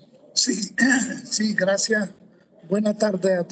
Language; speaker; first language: Spanish; non-native, fluent; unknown